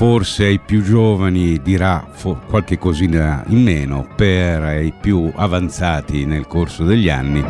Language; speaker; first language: Italian; native; Italian